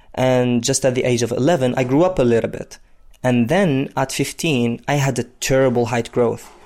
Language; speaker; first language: English; non-native, fluent; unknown